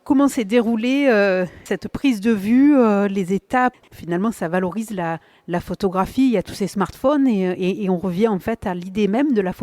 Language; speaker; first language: French; native; French